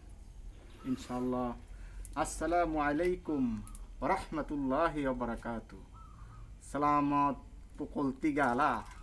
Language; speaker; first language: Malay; non-native, learner; Bangla